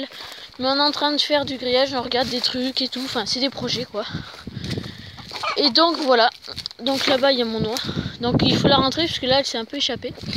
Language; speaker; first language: French; native; French